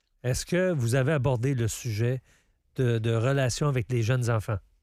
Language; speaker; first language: French; native; French